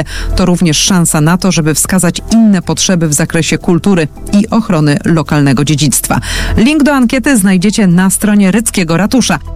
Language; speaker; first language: Polish; native; Polish